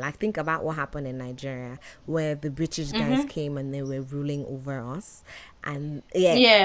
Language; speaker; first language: English; non-native, local second language; Yoruba